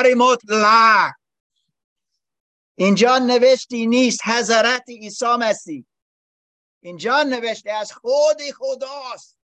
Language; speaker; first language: Persian; non-native, learner; English